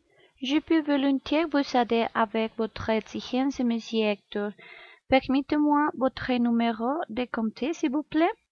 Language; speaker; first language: French; non-native, learner; Spanish